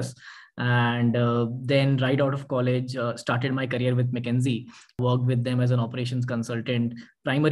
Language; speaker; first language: English; non-native, local second language; Hindi